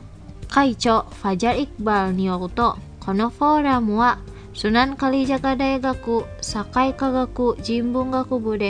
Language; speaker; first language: Japanese; non-native, fluent; Indonesian